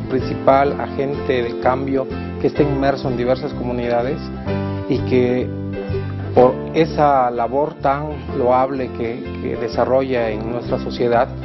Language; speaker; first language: Spanish; native; Spanish